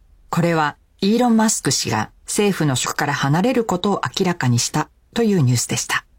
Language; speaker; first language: Japanese; native; Japanese